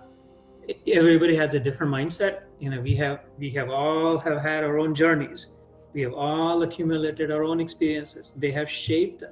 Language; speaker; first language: English; non-native, local second language; Hindi